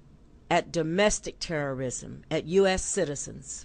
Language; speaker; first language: English; native; English